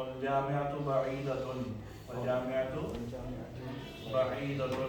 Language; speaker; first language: Arabic; non-native, fluent; Urdu